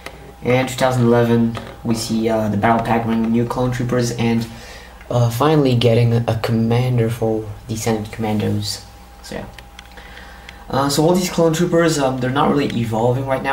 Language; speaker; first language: English; native; English